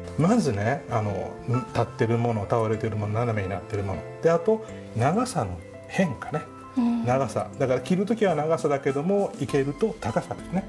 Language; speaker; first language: Japanese; native; Japanese